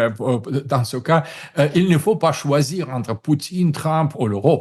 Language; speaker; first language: French; non-native, fluent; Russian